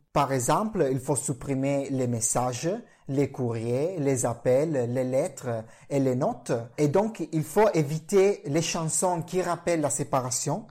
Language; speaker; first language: French; non-native, fluent; Italian